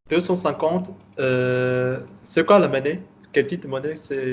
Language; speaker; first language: French; non-native, fluent; Vietnamese